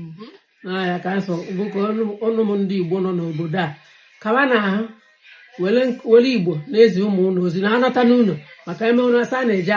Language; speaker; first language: Igbo; native; Igbo